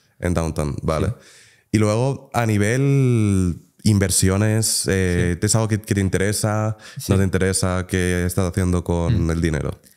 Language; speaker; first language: Spanish; native; Spanish